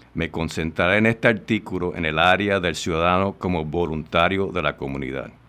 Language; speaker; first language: Spanish; native; Spanish